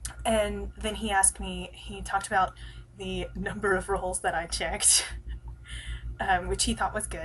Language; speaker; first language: English; native; English